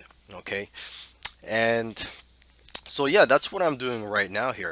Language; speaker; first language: English; native; English